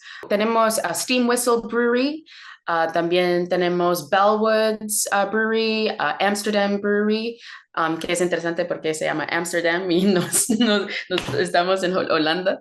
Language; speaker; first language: Spanish; non-native, fluent; English